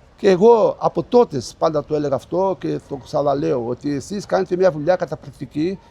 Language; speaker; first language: Greek; native; Greek